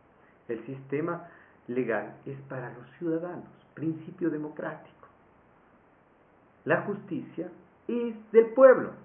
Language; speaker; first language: Spanish; native; Spanish